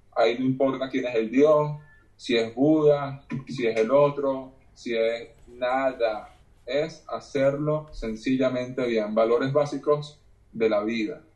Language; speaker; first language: Spanish; native; Spanish